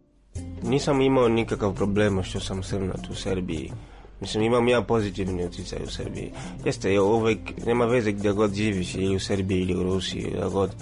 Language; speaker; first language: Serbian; non-native, fluent; Swahili